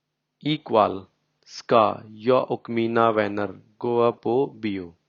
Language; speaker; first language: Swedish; non-native, learner; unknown